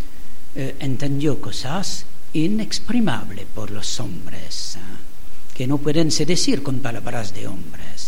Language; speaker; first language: Spanish; non-native, learner; French